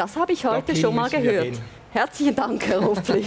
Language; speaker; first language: German; native; German